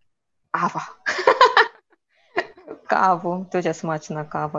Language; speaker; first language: Ukrainian; non-native, learner; Korean